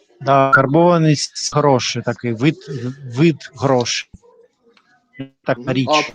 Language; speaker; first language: Ukrainian; non-native, learner; Russian